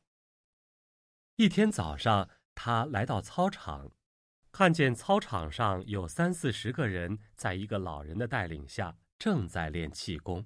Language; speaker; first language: Chinese; native; Chinese